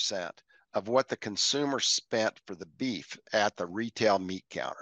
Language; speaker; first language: English; native; English